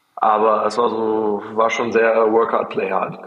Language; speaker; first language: German; native; German